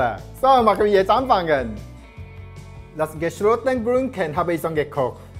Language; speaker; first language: German; non-native, learner; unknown